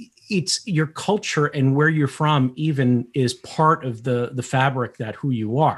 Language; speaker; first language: English; early bilingual, other home language; Portuguese